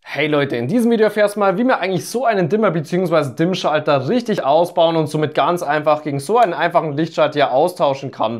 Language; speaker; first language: German; native; German